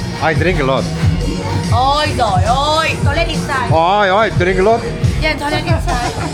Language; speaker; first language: English; non-native, learner; Turkish